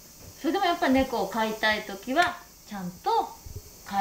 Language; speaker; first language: Japanese; native; Japanese